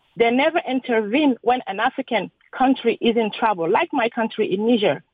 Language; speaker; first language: English; non-native, fluent; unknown